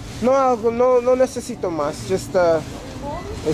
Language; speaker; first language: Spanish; non-native, learner; English